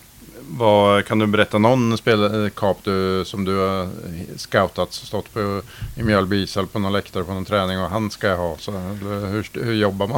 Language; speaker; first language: Swedish; native; Swedish